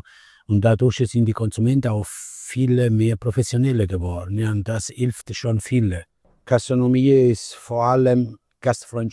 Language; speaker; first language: German; non-native, fluent; Italian